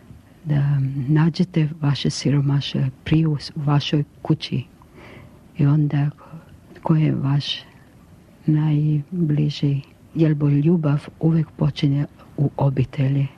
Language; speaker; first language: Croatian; non-native, local second language; Albanian